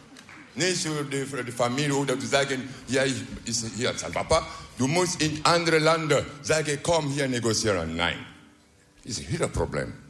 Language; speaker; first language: Dutch; non-native, learner; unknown